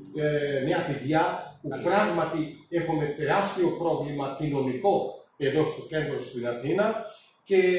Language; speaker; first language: Greek; non-native, fluent; Urdu